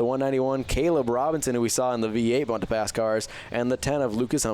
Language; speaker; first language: English; native; English